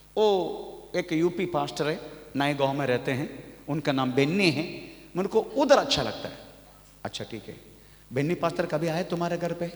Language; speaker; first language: Hindi; non-native, local second language; Malayalam